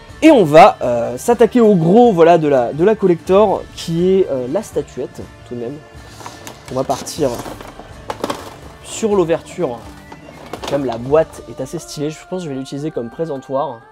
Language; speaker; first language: French; native; French